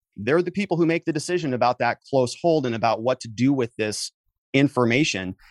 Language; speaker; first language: English; native; English